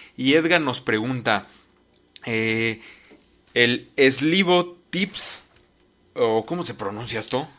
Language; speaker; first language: Spanish; native; Spanish